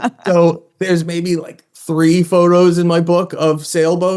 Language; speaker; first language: English; native; English